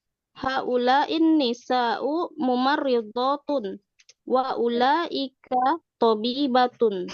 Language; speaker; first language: Arabic; non-native, learner; Malay